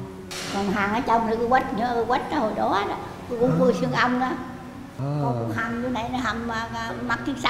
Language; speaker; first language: Vietnamese; native; Vietnamese